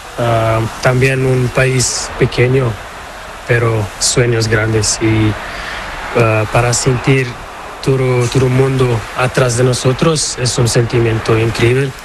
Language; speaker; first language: Spanish; non-native, learner; Portuguese